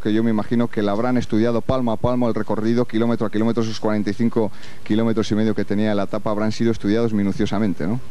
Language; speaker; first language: Spanish; native; Spanish